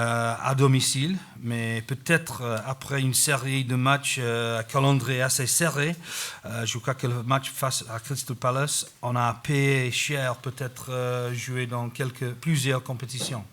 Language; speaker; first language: French; non-native, fluent; English